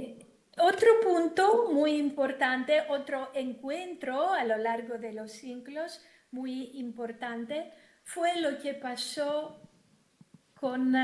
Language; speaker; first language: Spanish; non-native, fluent; Greek